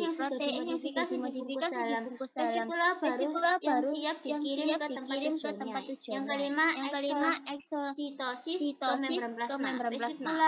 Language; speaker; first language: Indonesian; native; Indonesian